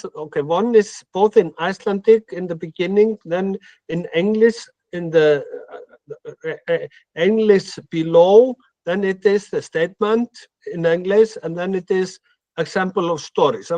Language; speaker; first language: English; non-native, fluent; Icelandic